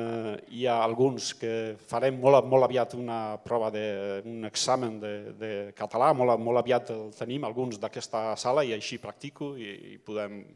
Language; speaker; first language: Catalan; non-native, learner; Basque